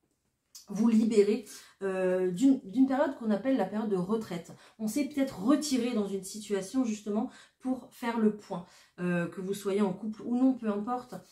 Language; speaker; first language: French; native; French